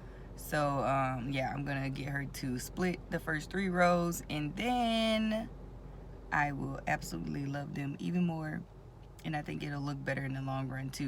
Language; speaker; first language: English; native; English